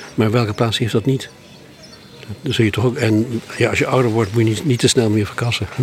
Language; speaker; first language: Dutch; native; Dutch